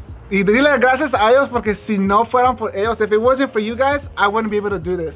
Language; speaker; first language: English; early bilingual, other home language; Spanish